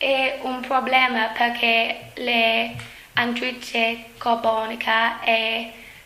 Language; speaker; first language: Italian; non-native, learner; English